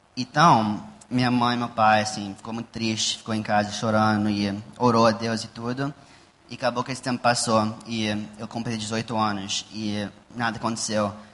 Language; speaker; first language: Portuguese; early bilingual, heritage; Portuguese